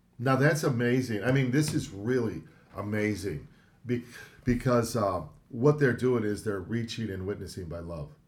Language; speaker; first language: English; native; English